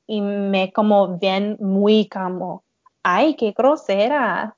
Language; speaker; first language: Spanish; non-native, learner; English